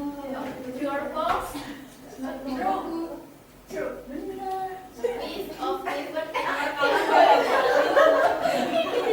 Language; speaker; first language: English; non-native, fluent; Indonesian